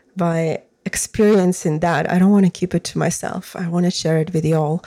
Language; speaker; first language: English; non-native, fluent; Russian